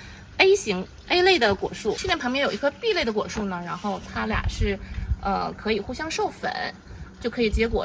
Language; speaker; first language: Chinese; native; Chinese